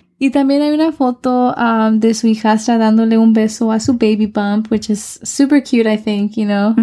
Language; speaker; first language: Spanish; early bilingual, heritage; Spanish